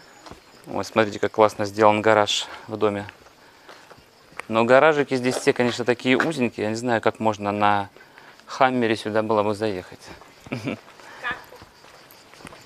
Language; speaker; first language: Russian; native; Russian